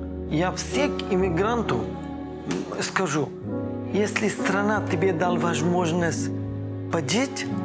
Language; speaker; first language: Russian; non-native, learner; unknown